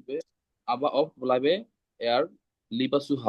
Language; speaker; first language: German; non-native, learner; Bangla